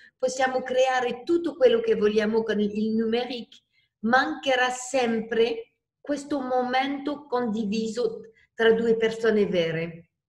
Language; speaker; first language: Italian; non-native, fluent; French